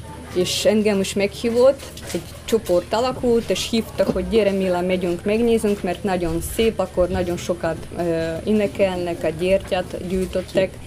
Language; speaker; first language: Hungarian; non-native, fluent; Russian